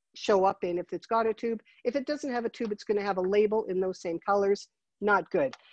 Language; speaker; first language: English; native; English